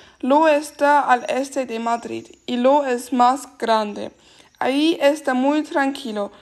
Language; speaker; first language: Spanish; non-native, learner; German